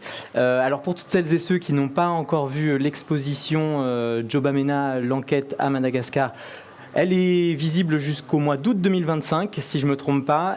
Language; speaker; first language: French; native; French